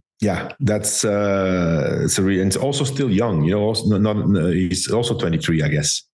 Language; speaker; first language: English; non-native, fluent; Dutch